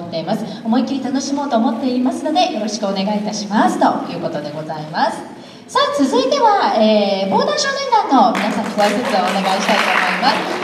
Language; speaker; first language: Japanese; native; Japanese